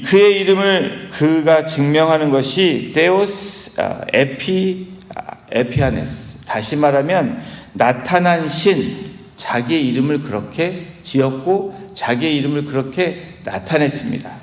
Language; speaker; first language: Korean; native; Korean